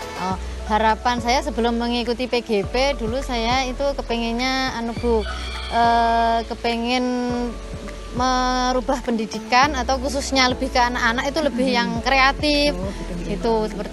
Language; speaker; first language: Indonesian; native; Indonesian